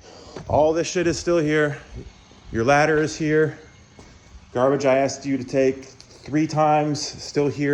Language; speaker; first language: English; native; English